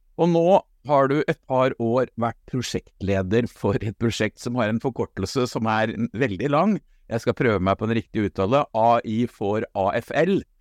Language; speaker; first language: Norwegian; native; Norwegian